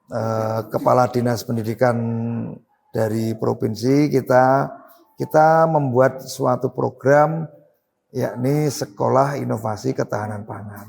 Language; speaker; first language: Indonesian; native; Indonesian